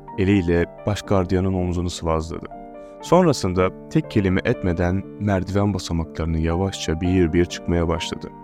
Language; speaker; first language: Turkish; native; Turkish